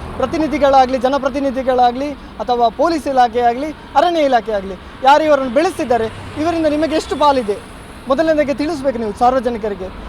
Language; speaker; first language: Kannada; non-native, local second language; Tulu